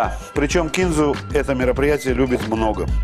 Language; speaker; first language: Russian; native; Russian